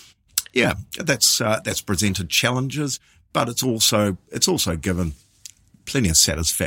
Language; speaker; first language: English; native; English